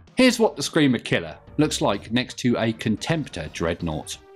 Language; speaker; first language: English; native; English